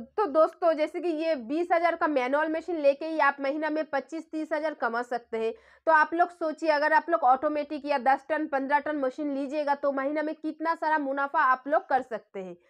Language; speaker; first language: Hindi; non-native, local second language; Bangla